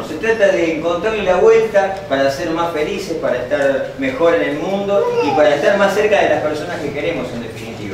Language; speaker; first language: Spanish; native; Spanish